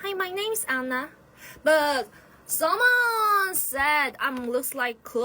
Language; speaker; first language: English; non-native, learner; Korean